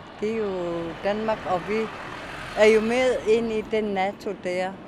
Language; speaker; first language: Danish; non-native, local second language; Kalaallisut